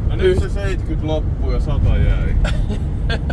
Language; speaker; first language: Finnish; native; Finnish